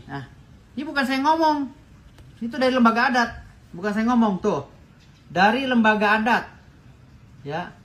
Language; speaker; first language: Indonesian; native; Indonesian